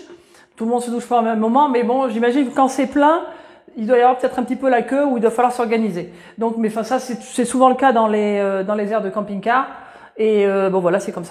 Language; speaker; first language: French; native; French